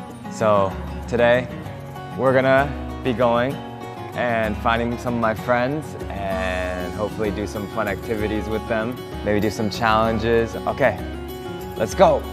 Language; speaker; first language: English; native; English